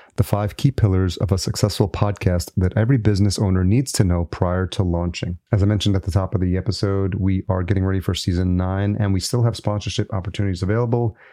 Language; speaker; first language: English; native; English